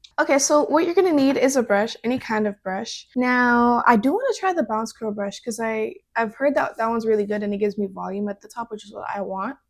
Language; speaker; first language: English; native; English